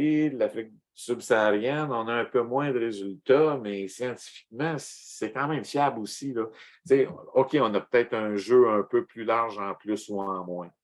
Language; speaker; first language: French; native; French